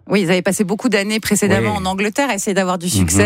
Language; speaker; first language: French; native; French